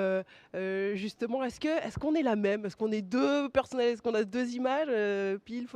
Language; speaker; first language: French; native; French